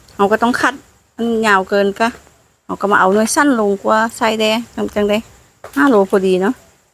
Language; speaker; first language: Thai; native; Thai